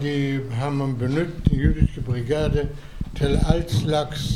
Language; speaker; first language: Danish; non-native, fluent; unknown